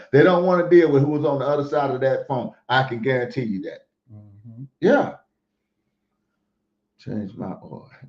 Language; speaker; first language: English; native; English